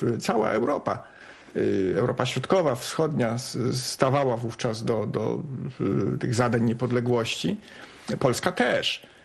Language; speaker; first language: Polish; native; Polish